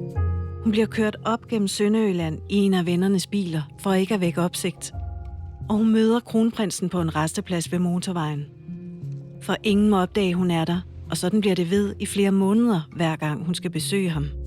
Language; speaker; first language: Danish; native; Danish